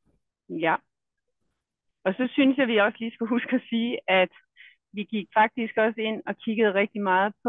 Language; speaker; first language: Danish; native; Danish